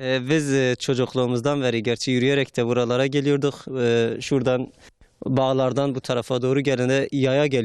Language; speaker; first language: Turkish; native; Turkish